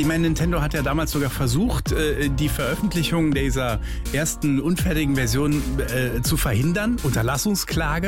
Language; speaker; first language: German; native; German